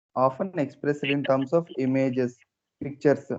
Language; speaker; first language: English; non-native, local second language; Telugu